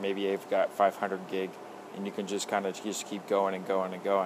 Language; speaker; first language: English; native; English